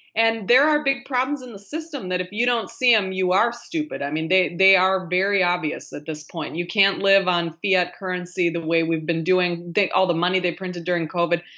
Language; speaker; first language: English; native; English